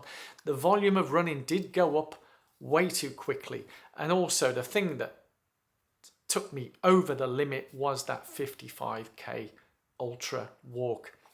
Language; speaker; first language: English; native; English